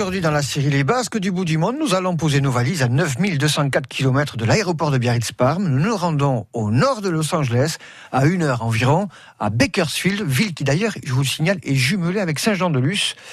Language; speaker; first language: French; native; French